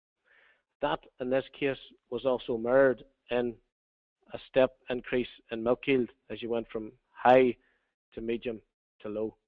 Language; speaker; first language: English; native; English